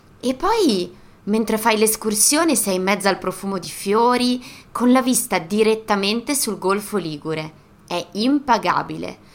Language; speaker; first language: Italian; native; Italian